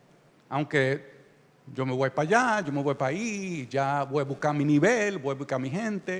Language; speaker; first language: Spanish; early bilingual, heritage; Spanish